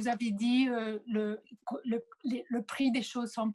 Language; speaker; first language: French; non-native, fluent; Spanish